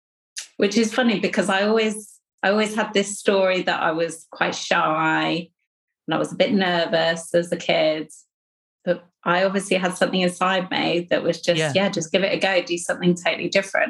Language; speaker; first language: English; native; English